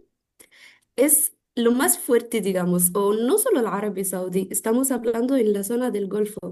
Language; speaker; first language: Spanish; non-native, fluent; Arabic